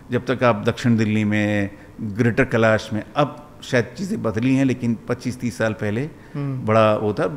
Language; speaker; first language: Hindi; native; Hindi